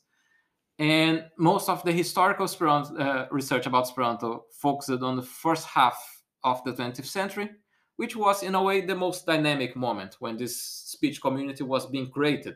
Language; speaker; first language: English; non-native, fluent; Portuguese